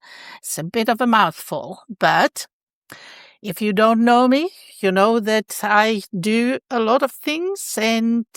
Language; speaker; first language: English; non-native, fluent; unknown